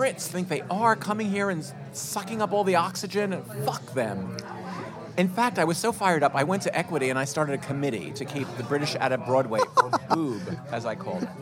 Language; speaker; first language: English; native; English